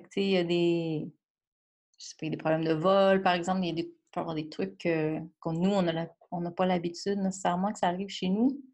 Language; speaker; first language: French; native; French